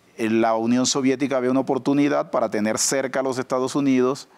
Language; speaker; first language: Spanish; native; Spanish